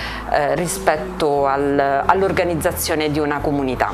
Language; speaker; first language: Italian; native; Italian